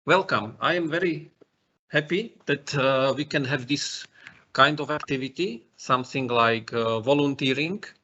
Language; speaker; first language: English; non-native, fluent; Slovak